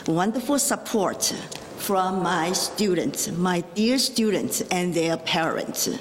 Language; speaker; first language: English; non-native, fluent; Chinese